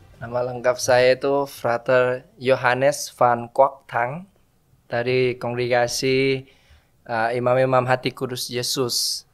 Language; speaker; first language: Indonesian; non-native, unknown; Vietnamese